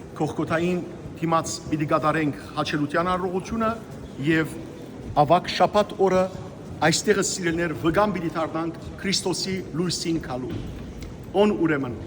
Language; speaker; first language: Armenian; native; Armenian